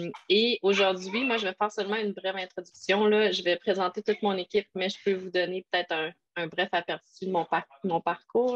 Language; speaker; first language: French; native; French